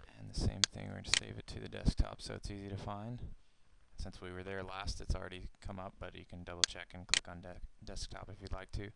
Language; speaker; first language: English; native; English